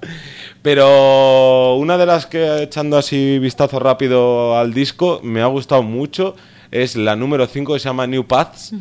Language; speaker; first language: Spanish; native; Spanish